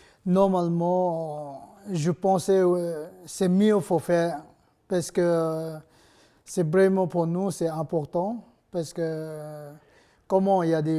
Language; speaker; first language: French; non-native, learner; Nepali